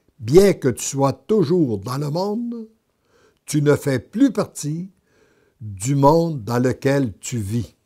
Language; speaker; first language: French; native; French